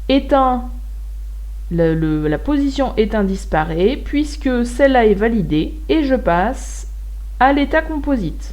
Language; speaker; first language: French; native; French